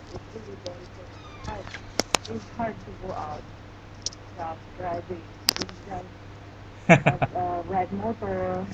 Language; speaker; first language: English; non-native, learner; Indonesian